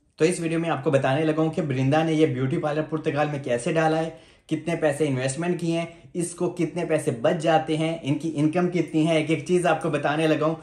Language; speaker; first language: Urdu; non-native, local second language; Punjabi